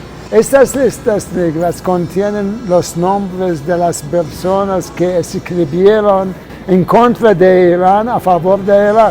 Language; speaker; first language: Spanish; non-native, fluent; Arabic